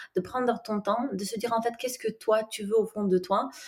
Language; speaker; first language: French; non-native, fluent; Russian